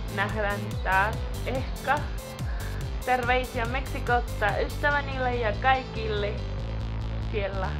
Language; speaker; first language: Finnish; non-native, learner; Spanish